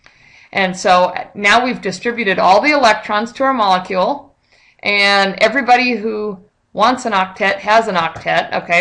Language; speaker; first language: English; native; English